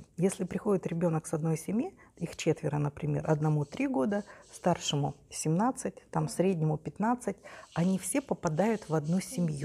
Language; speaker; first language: Russian; native; Russian